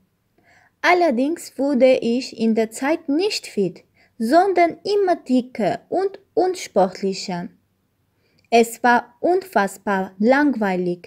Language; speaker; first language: German; non-native, learner; Armenian